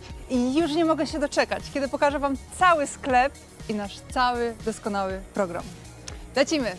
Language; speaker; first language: Polish; native; Polish